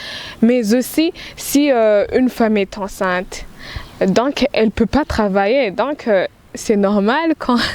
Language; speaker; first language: French; non-native, local second language; Rundi